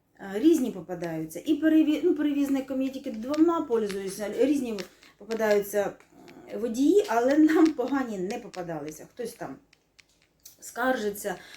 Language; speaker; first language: Ukrainian; non-native, local second language; Russian